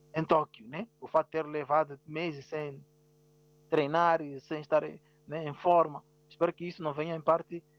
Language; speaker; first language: Portuguese; non-native, local second language; Tsonga